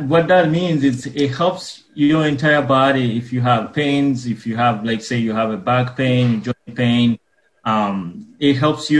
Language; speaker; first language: English; non-native, local second language; Ganda